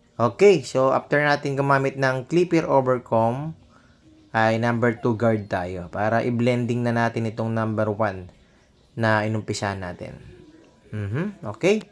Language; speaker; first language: Filipino; native; Filipino